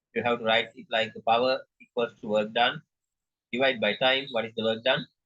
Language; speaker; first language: English; non-native, local second language; Sinhala